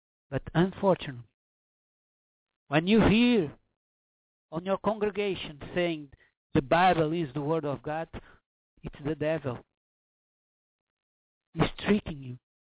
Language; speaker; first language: English; non-native, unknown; Portuguese